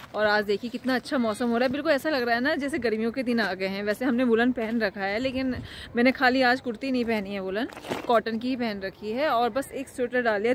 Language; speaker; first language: Hindi; native; Hindi